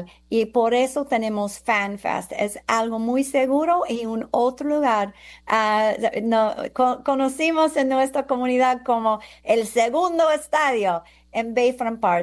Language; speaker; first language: Spanish; non-native, fluent; English